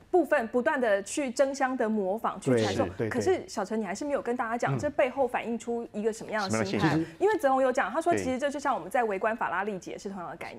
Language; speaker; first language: Chinese; native; Chinese